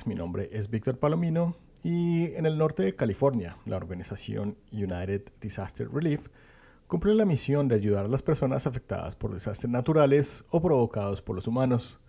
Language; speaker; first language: Spanish; native; Spanish